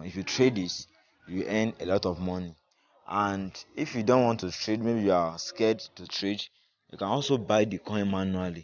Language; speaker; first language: English; non-native, local second language; Yoruba